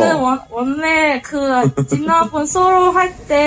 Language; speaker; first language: Korean; non-native, fluent; Cantonese